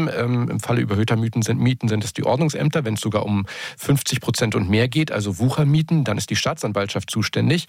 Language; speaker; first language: German; native; German